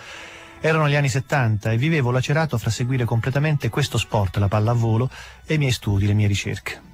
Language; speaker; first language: Italian; native; Italian